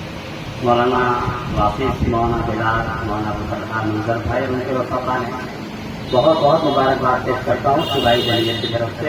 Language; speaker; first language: Urdu; native; Urdu